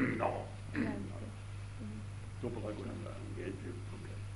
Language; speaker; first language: Italian; early bilingual, heritage; Italian